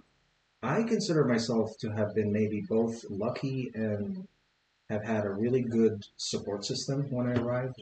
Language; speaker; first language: English; non-native, fluent; Arabic